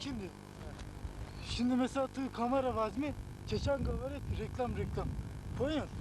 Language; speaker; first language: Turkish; non-native, learner; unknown